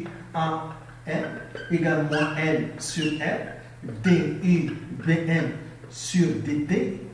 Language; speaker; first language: French; non-native, local second language; Arabic